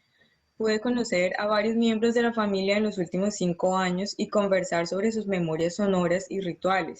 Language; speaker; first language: Spanish; native; Spanish